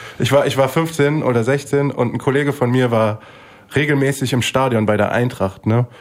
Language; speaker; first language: German; native; German